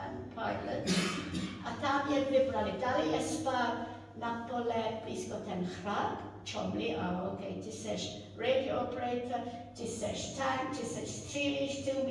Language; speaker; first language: Czech; early bilingual, heritage; Czech